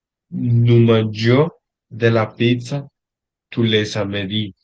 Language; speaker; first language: French; non-native, learner; Spanish